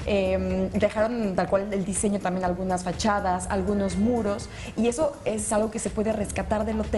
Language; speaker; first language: Spanish; native; Spanish